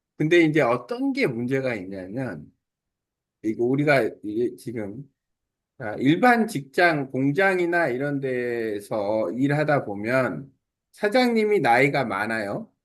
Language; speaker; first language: Korean; native; Korean